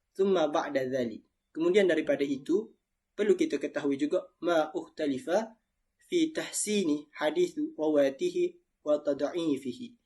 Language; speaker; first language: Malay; native; Malay